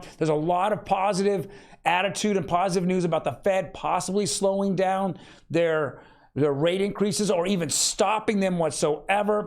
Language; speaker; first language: English; native; English